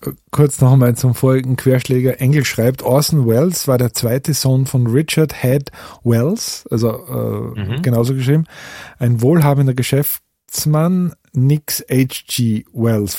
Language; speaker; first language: German; native; German